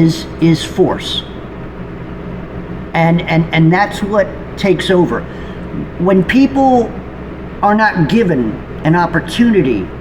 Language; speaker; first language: English; native; English